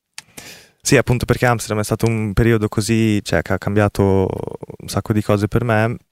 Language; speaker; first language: Italian; early bilingual, other home language; Korean